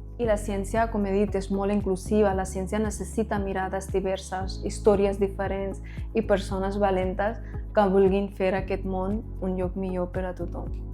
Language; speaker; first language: Catalan; non-native, fluent; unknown